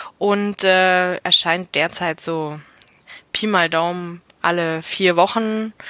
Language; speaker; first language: German; native; German